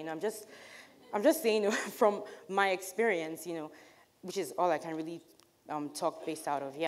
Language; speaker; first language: English; non-native, local second language; Igbo